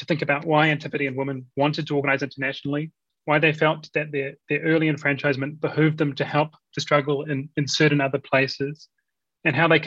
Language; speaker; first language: English; native; English